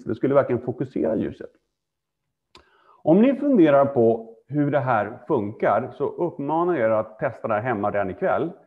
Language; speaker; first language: Swedish; native; Swedish